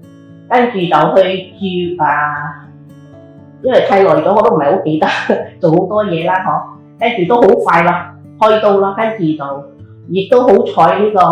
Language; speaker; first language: Cantonese; native; Cantonese